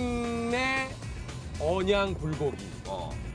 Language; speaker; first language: Korean; native; Korean